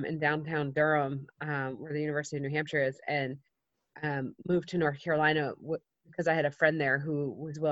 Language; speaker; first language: English; native; English